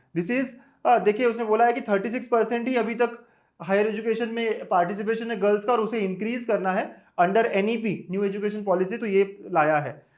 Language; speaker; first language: Hindi; native; Hindi